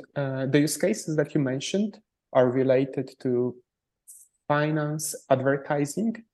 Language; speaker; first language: English; non-native, fluent; Polish